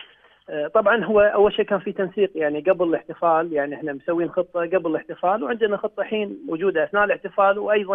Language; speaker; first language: Arabic; native; Arabic